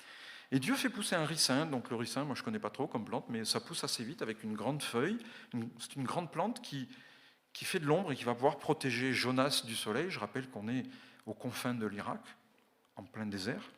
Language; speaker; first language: French; native; French